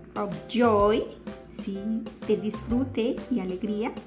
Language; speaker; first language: Spanish; native; Spanish